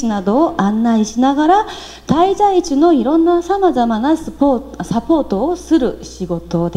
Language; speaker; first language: Japanese; non-native, fluent; Korean